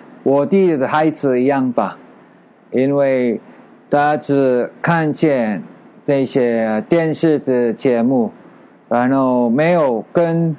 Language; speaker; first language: Chinese; non-native, learner; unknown